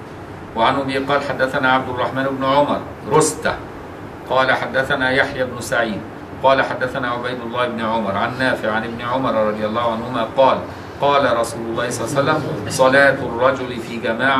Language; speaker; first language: Arabic; native; Arabic